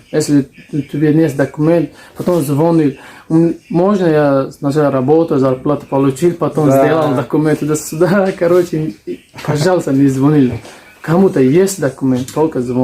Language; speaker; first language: Russian; non-native, learner; Tajik